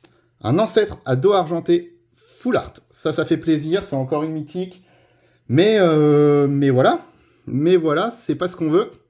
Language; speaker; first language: French; native; French